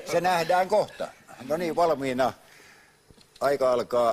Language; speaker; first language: Finnish; native; Finnish